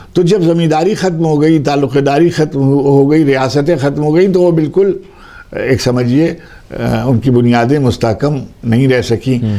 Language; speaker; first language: Urdu; native; Urdu